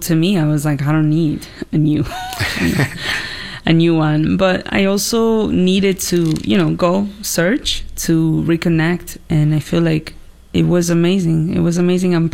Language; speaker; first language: English; non-native, fluent; Italian